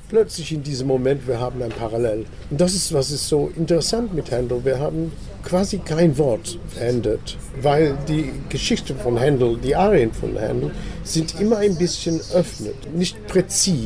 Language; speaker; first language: German; non-native, fluent; English